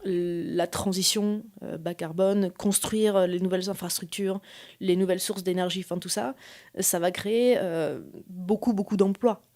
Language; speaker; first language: French; native; French